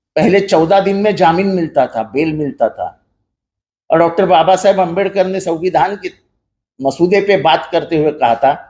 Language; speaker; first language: Hindi; non-native, local second language; Marathi